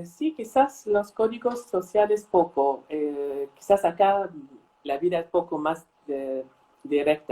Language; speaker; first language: Spanish; non-native, fluent; Arabic